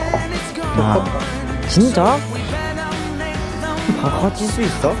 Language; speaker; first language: Korean; non-native, learner; Vietnamese